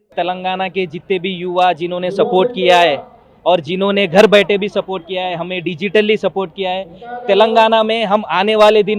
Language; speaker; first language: Hindi; non-native, local second language; Telugu